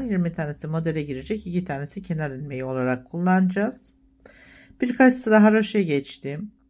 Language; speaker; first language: Turkish; native; Turkish